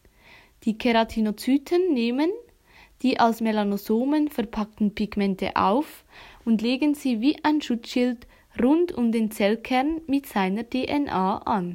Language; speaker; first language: German; native; German